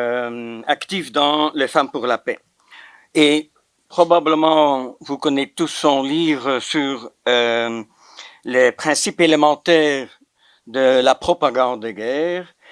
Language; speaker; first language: French; non-native, local second language; Dutch